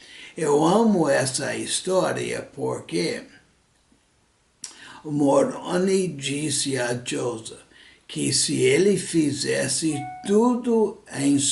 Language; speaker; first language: Portuguese; non-native, fluent; English